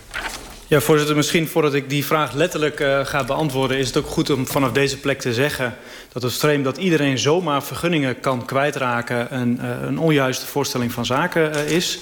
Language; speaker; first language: Dutch; native; Dutch